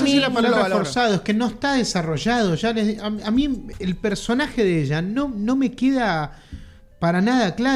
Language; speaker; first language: Spanish; native; Spanish